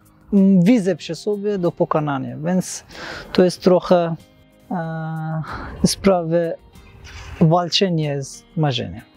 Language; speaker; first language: Polish; non-native, learner; Persian